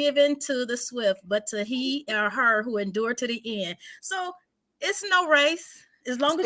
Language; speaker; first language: English; native; English